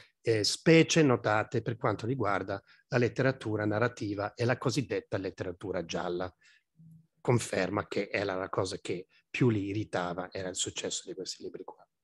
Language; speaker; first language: Italian; non-native, fluent; English